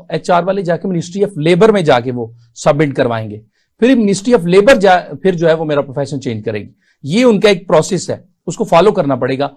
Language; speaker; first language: Urdu; non-native, local second language; Punjabi